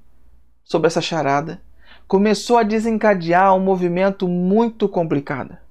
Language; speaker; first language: Portuguese; native; Portuguese